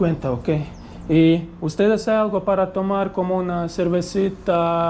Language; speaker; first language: Spanish; non-native, learner; Croatian